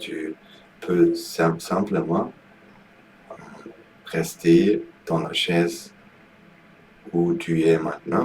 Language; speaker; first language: French; non-native, learner; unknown